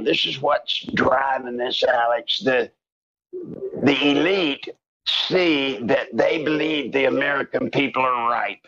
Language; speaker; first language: English; native; English